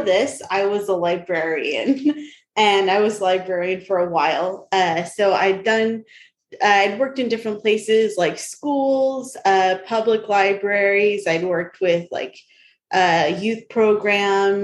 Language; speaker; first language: English; native; English